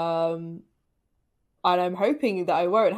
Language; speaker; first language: English; native; English